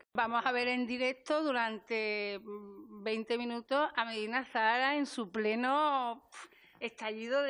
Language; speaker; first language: Spanish; native; Spanish